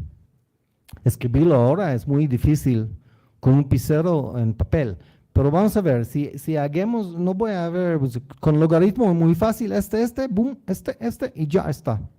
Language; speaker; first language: Spanish; non-native, learner; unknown